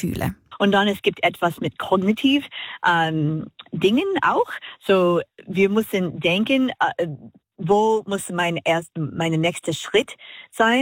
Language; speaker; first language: German; non-native, learner; English